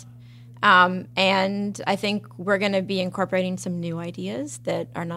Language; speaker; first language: English; native; English